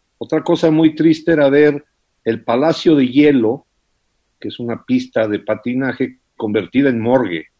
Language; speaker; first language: Spanish; early bilingual, heritage; English